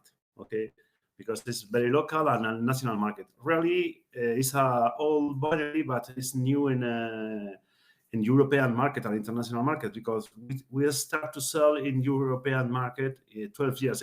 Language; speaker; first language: English; non-native, learner; Spanish